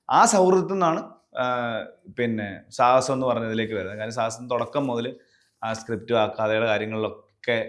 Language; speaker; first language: Malayalam; native; Malayalam